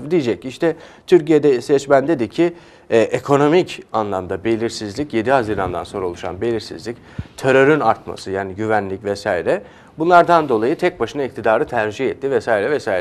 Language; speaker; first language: Turkish; native; Turkish